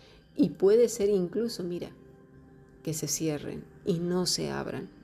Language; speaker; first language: Spanish; native; Spanish